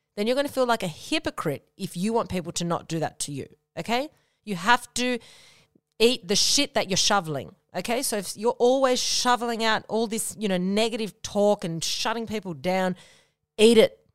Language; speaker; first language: English; native; English